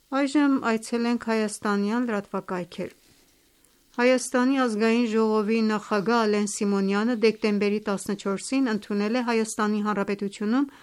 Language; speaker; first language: Armenian; native; Armenian